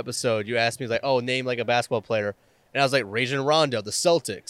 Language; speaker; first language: English; native; English